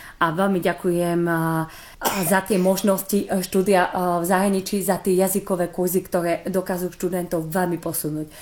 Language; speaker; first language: Slovak; native; Slovak